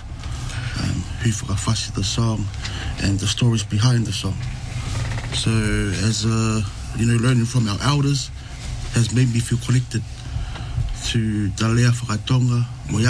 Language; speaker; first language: English; native; English